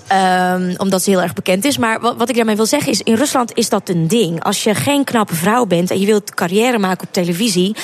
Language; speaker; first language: Dutch; early bilingual, other home language; Russian